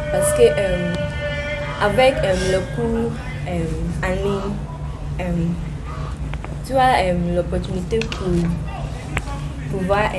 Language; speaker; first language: French; non-native, learner; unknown